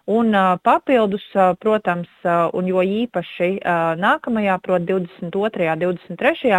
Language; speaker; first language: Latvian; native; Latvian